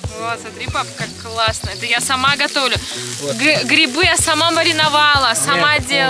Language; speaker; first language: Russian; native; Russian